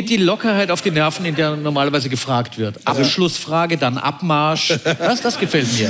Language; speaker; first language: German; native; German